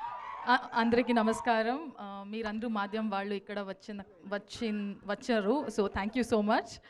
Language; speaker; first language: Telugu; non-native, fluent; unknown